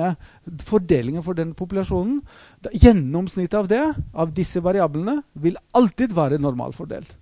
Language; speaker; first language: Norwegian; non-native, fluent; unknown